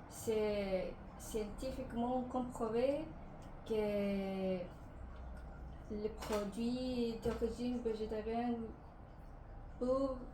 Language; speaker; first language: French; non-native, learner; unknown